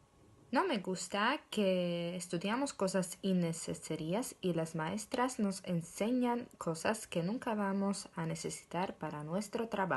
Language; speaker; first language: Spanish; non-native, learner; Slovak